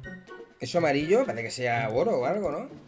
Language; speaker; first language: Spanish; native; Spanish